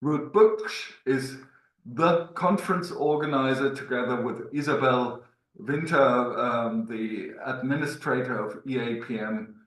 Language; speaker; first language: English; non-native, fluent; German